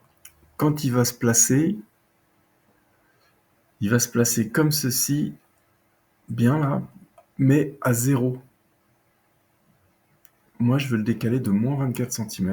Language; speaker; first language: French; native; French